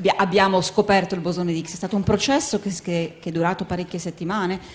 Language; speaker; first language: Italian; native; Italian